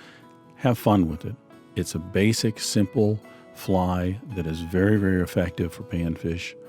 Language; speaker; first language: English; native; English